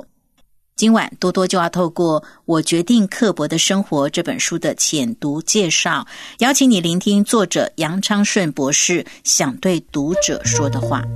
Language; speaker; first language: Chinese; native; Chinese